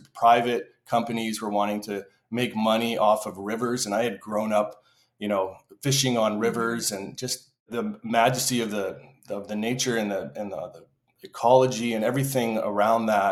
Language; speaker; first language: English; native; English